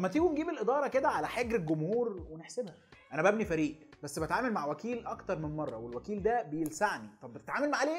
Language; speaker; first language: Arabic; native; Arabic